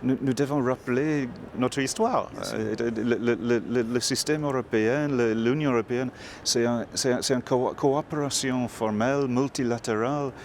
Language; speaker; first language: French; non-native, fluent; English